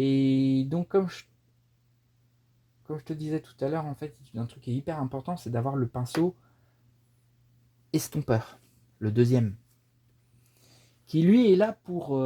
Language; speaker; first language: French; native; French